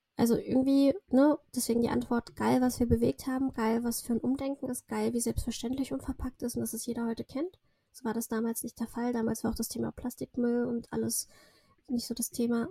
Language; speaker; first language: German; early bilingual, other home language; Russian